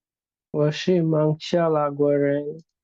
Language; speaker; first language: Chinese; non-native, learner; Bangla